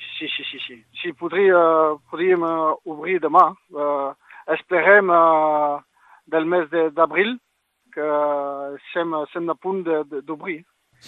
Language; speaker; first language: Catalan; non-native, local second language; French